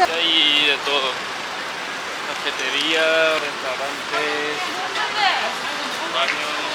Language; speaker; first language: Spanish; non-native, fluent; Korean